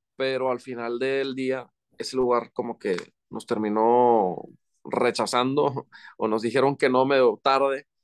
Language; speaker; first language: Spanish; native; Spanish